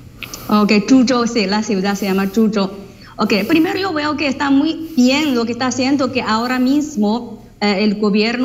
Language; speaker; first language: Spanish; non-native, fluent; Chinese